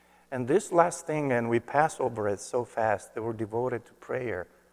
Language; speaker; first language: English; non-native, fluent; Romanian